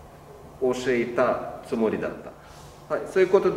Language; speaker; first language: Japanese; non-native, learner; Russian